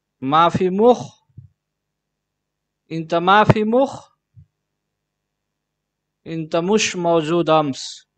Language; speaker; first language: Arabic; non-native, learner; Urdu